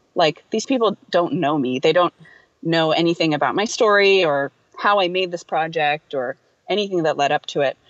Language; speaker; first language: English; native; English